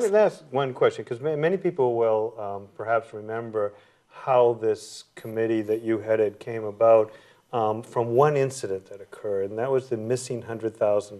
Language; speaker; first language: English; native; English